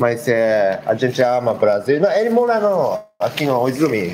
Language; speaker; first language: Portuguese; non-native, learner; Japanese